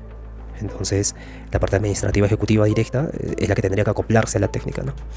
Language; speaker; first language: Spanish; native; Spanish